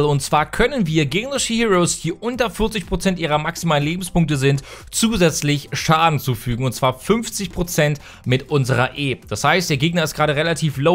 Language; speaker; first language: German; native; German